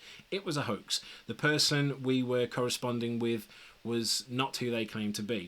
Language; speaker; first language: English; native; English